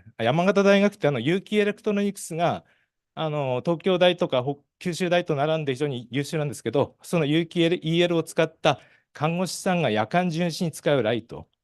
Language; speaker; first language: Japanese; native; Japanese